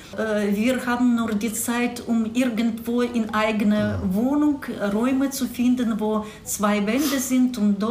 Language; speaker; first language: German; non-native, fluent; Russian